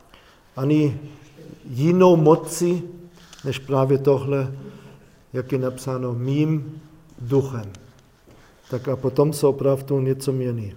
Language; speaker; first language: Czech; non-native, fluent; German